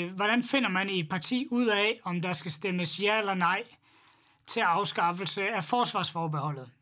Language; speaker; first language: Danish; native; Danish